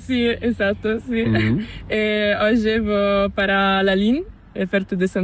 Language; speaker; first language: Spanish; non-native, learner; Italian